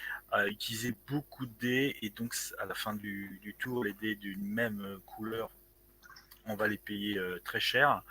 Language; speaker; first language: French; native; French